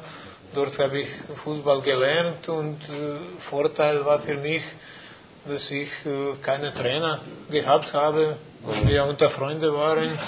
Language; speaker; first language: German; non-native, fluent; Croatian